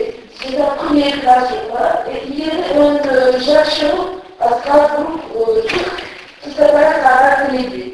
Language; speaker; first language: French; non-native, fluent; Turkish